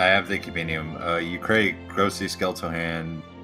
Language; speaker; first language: English; native; English